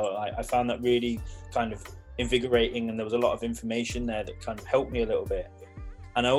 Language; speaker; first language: English; native; English